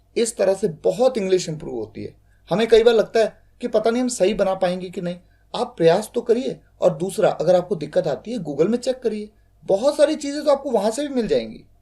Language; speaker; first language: Hindi; native; Hindi